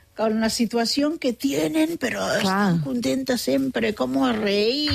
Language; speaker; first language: Catalan; non-native, fluent; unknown